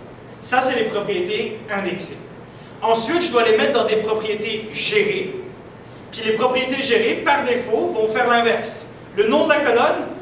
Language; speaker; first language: French; native; French